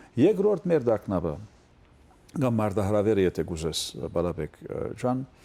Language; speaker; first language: Armenian; early bilingual, heritage; Armenian